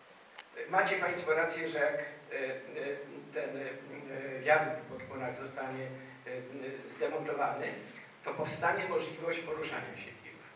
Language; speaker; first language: Polish; native; Polish